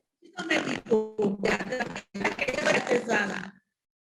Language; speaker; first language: Spanish; native; Spanish